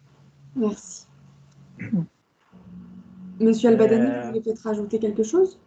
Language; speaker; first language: French; native; French